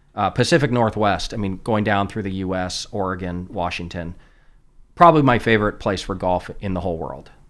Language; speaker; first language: English; native; English